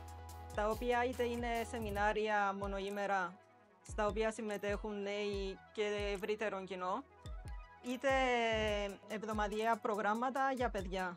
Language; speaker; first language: Greek; native; Greek